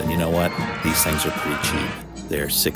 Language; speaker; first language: English; native; English